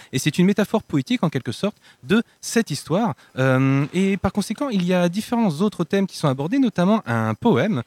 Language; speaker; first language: French; native; French